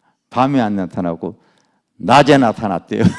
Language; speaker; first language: Korean; native; Korean